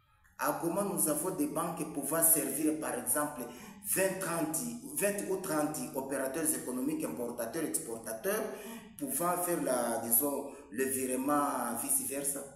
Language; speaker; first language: French; non-native, local second language; Swahili